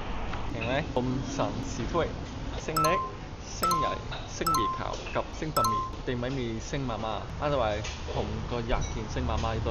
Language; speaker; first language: Thai; native; Thai